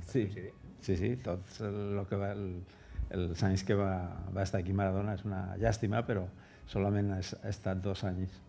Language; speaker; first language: Catalan; non-native, local second language; Spanish